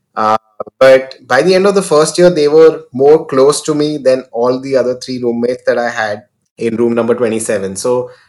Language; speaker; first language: English; non-native, local second language; Hindi